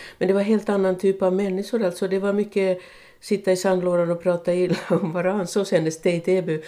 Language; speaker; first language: Swedish; non-native, local second language; Finnish